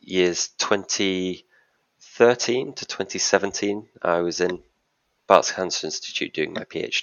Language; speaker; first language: English; native; English